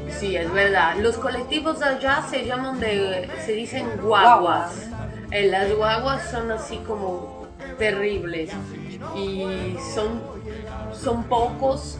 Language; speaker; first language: Spanish; non-native, fluent; Portuguese